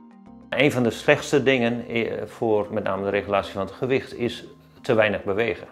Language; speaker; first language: Dutch; native; Dutch